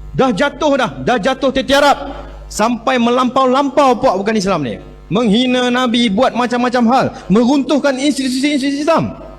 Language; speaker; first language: Malay; native; Malay